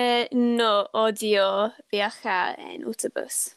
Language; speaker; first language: Spanish; non-native, learner; English